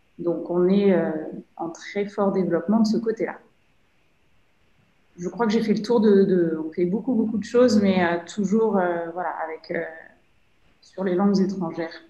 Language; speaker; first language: French; native; French